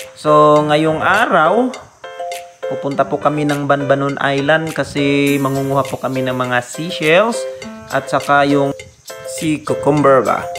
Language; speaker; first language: Filipino; non-native, local second language; Cebuano